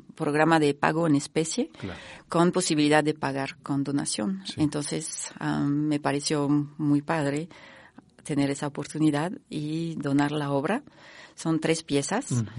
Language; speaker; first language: Spanish; non-native, fluent; French